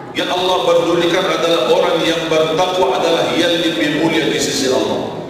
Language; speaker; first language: Indonesian; non-native, fluent; Arabic